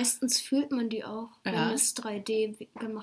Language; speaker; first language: German; native; German